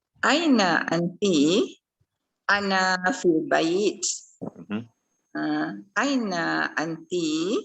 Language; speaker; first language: Arabic; non-native, learner; Malay